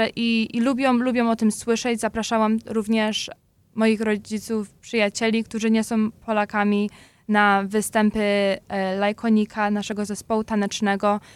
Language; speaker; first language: Polish; early bilingual, heritage; Polish